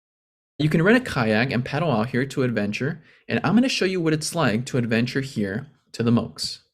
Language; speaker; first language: English; native; English